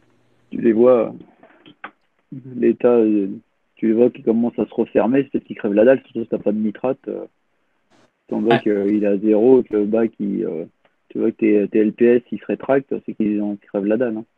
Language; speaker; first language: French; native; French